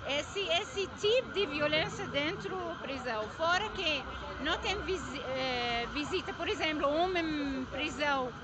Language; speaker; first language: Portuguese; non-native, learner; Arabic